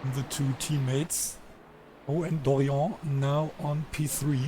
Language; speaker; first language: English; non-native, fluent; German